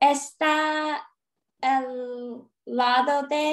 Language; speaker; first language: Spanish; non-native, learner; English